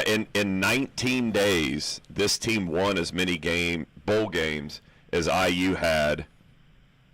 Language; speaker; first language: English; native; English